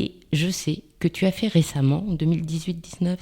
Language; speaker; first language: French; native; French